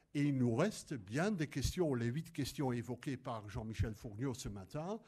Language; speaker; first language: French; non-native, fluent; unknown